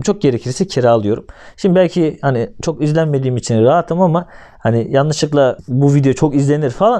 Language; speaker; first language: Turkish; native; Turkish